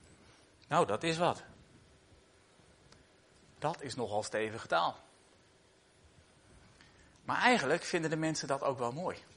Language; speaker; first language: Dutch; native; Dutch